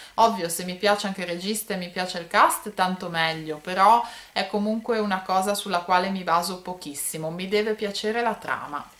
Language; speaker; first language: Italian; native; Italian